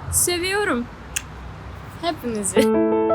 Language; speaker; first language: Turkish; non-native, learner; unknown